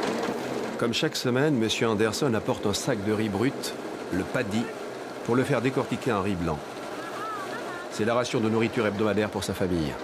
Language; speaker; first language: French; native; French